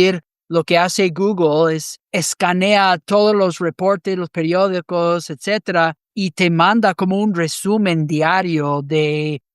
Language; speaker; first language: Spanish; non-native, fluent; English